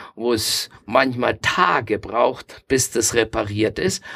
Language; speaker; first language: German; non-native, fluent; Spanish